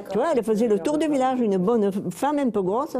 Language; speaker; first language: French; native; French